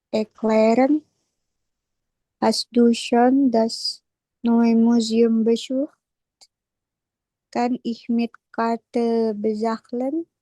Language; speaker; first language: German; non-native, learner; Indonesian